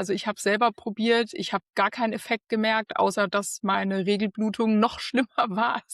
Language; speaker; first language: German; native; German